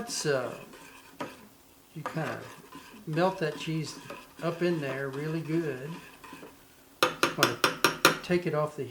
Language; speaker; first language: English; native; English